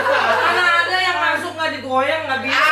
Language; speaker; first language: Indonesian; native; Indonesian